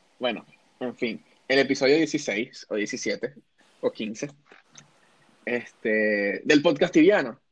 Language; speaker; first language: Spanish; native; Spanish